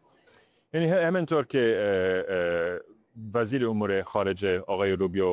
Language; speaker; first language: Persian; non-native, learner; English